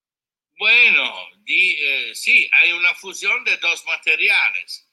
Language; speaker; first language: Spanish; non-native, learner; Italian